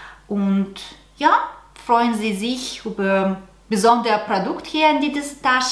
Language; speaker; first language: German; non-native, learner; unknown